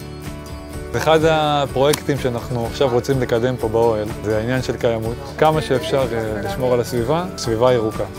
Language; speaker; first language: Hebrew; native; Hebrew